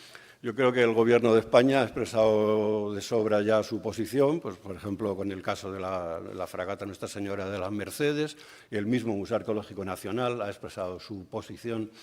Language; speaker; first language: Spanish; native; Spanish